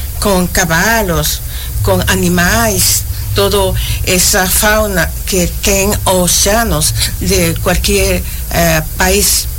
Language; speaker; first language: Portuguese; non-native, learner; Spanish